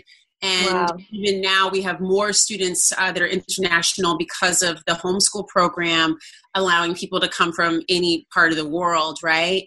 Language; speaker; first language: English; native; English